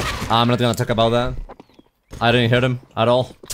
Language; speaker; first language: English; non-native, fluent; Spanish